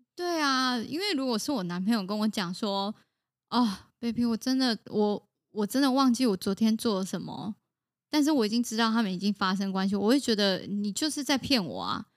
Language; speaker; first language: Chinese; native; Chinese